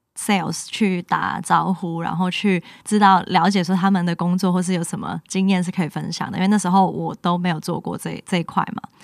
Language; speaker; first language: Chinese; non-native, local second language; Cantonese